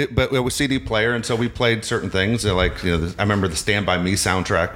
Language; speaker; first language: English; native; English